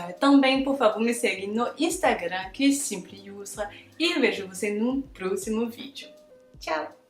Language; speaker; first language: Portuguese; non-native, fluent; French